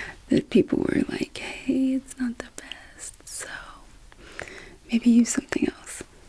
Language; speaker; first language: English; native; English